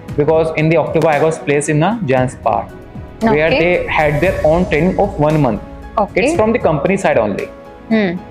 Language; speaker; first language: English; non-native, local second language; Hindi